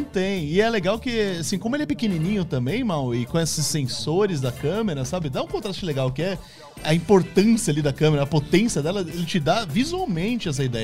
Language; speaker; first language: Portuguese; native; Portuguese